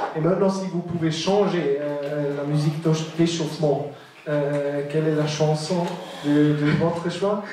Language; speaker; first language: French; non-native, local second language; German